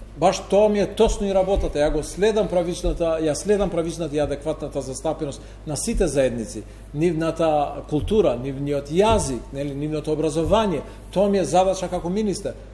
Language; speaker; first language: Macedonian; non-native, local second language; Albanian